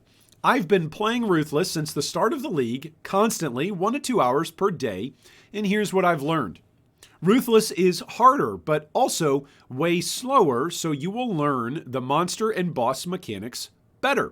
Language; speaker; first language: English; native; English